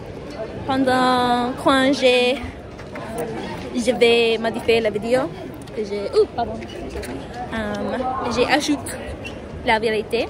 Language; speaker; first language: French; non-native, learner; English